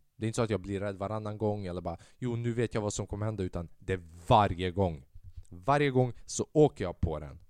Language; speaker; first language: Swedish; early bilingual, other home language; Albanian